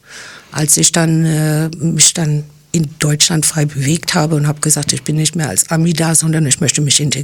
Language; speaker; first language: German; early bilingual, other home language; English